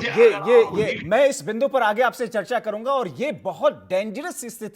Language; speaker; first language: Hindi; native; Hindi